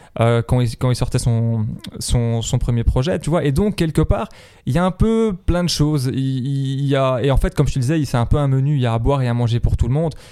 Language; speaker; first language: French; native; French